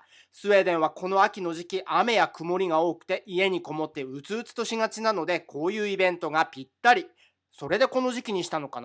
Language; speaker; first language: Japanese; native; Japanese